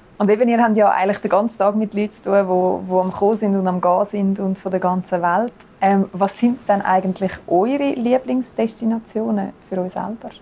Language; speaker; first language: German; native; German